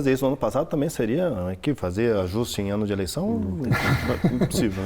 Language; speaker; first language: Portuguese; native; Portuguese